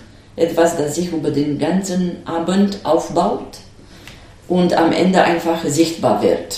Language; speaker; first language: German; non-native, fluent; Romanian